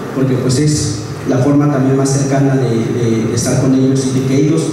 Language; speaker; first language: Spanish; non-native, local second language; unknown